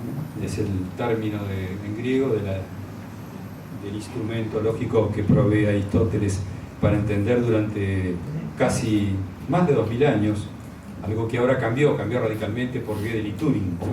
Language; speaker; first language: Spanish; native; Spanish